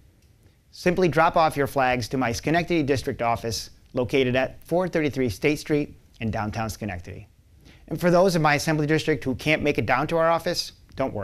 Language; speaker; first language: English; native; English